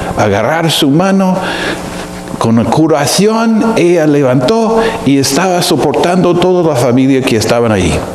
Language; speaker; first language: Spanish; non-native, fluent; English